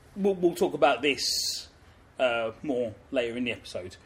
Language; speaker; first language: English; native; English